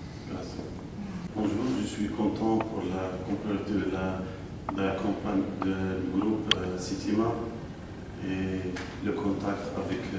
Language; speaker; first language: French; non-native, local second language; Arabic